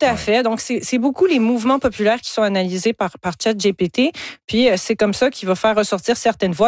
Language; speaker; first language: French; native; French